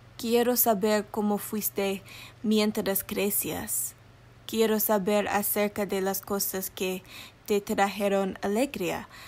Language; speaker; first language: Spanish; early bilingual, heritage; English